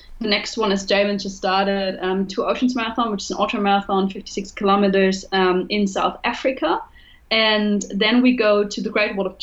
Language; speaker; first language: English; non-native, fluent; German